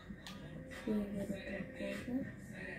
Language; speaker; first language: Spanish; early bilingual, heritage; Spanish